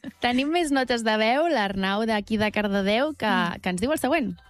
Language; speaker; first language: Catalan; native; Catalan